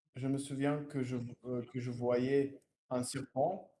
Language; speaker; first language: French; non-native, learner; Russian